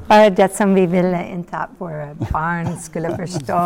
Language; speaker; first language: Swedish; non-native, learner; English